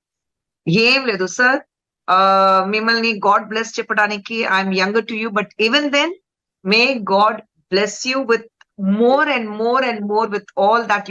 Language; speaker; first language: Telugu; non-native, local second language; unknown